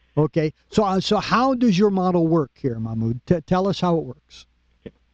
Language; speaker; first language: English; native; English